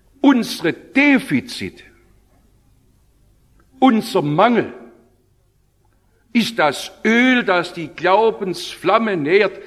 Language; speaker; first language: German; native; German